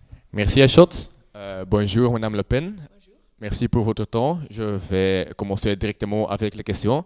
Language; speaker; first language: French; non-native, local second language; Dutch